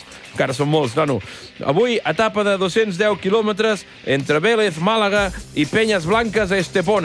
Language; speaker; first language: Catalan; native; Catalan